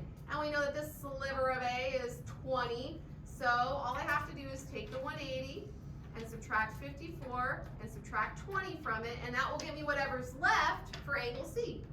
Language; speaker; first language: English; native; English